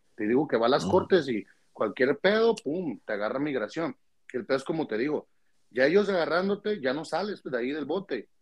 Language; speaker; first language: Spanish; early bilingual, heritage; Spanish